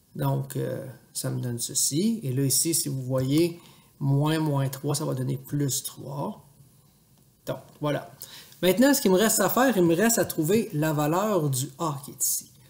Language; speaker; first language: French; native; French